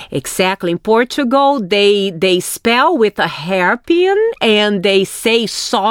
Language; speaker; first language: English; non-native, fluent; Portuguese